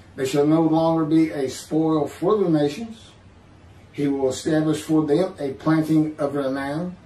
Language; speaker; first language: English; native; English